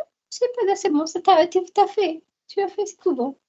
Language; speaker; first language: French; native; French